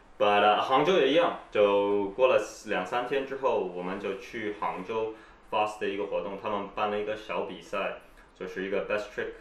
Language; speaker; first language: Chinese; early bilingual, heritage; Chinese